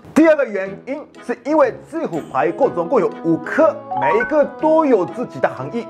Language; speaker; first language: Chinese; non-native, fluent; Japanese